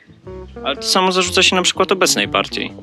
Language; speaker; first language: Polish; native; Polish